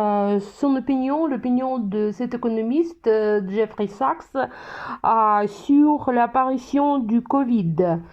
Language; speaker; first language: French; non-native, fluent; Russian